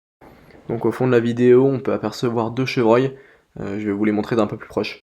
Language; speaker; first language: French; native; French